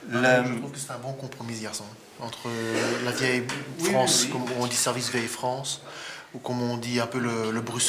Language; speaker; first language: French; native; French